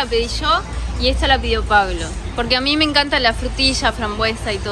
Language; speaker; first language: Spanish; native; Spanish